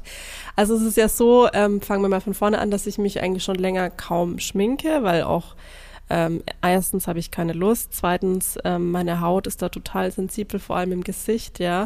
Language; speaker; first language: German; native; German